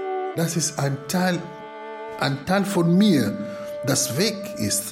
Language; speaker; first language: German; non-native, fluent; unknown